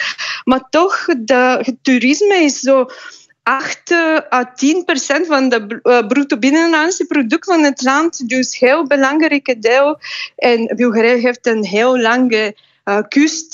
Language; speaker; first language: Dutch; non-native, fluent; Bulgarian